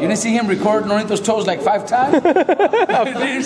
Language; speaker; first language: English; native; English